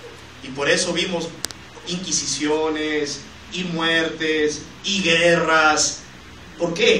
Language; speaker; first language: Spanish; native; Spanish